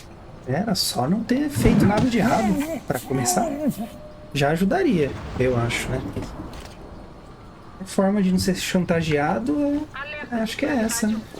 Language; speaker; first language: Portuguese; native; Portuguese